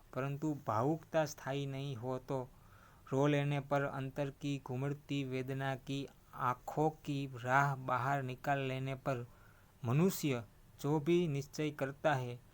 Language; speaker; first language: Hindi; non-native, local second language; Gujarati